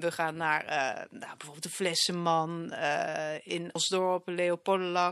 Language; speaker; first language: Dutch; native; Dutch